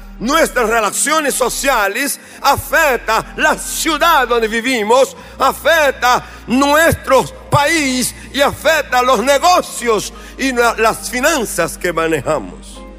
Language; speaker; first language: Spanish; non-native, fluent; Portuguese